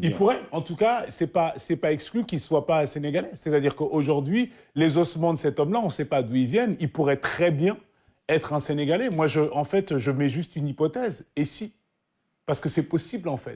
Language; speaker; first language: French; native; French